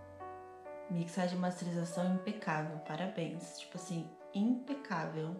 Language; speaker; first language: Portuguese; native; Portuguese